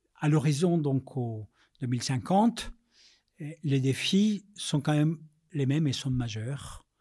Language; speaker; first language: French; non-native, fluent; Spanish